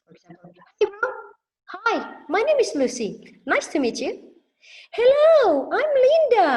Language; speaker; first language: English; non-native, fluent; Indonesian